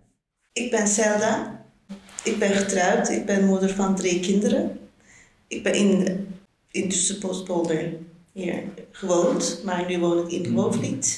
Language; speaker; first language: Dutch; non-native, learner; Turkish